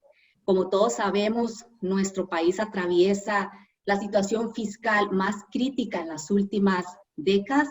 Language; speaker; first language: Spanish; native; Spanish